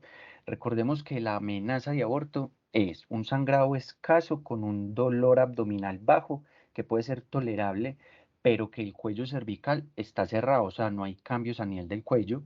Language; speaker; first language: Spanish; native; Spanish